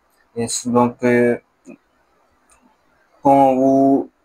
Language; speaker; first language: French; non-native, learner; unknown